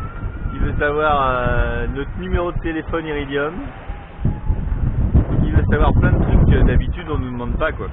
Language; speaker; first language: French; native; French